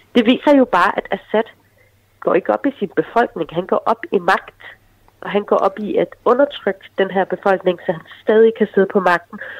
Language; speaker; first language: Danish; early bilingual, other home language; Arabic